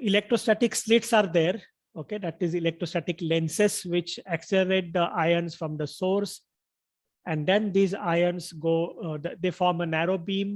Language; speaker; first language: English; non-native, local second language; Marathi